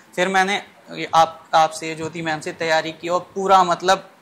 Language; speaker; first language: Hindi; native; Hindi